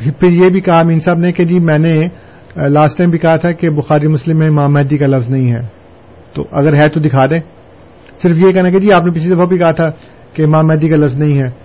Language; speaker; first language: Urdu; non-native, local second language; Punjabi